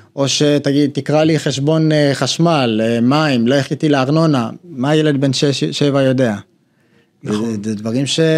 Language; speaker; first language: Hebrew; early bilingual, other home language; Amharic